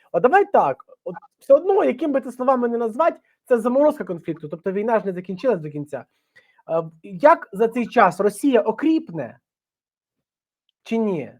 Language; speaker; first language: Ukrainian; native; Ukrainian